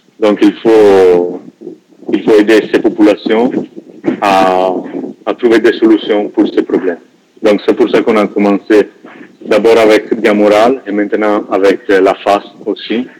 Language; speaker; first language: French; non-native, learner; Italian